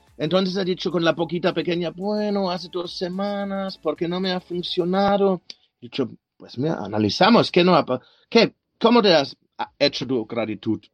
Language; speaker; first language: Spanish; non-native, fluent; German